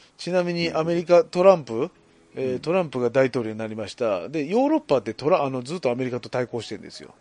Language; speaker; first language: Japanese; native; Japanese